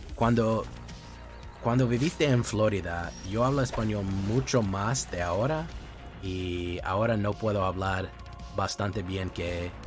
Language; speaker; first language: Spanish; non-native, learner; English